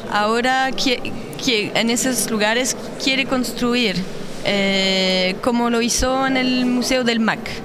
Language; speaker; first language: Spanish; non-native, learner; French